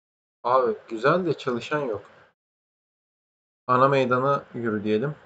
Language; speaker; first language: Turkish; native; Turkish